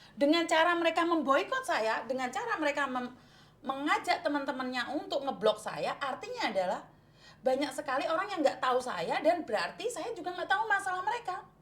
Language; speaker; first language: Indonesian; non-native, local second language; Javanese